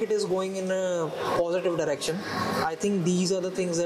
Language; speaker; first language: English; non-native, local second language; Punjabi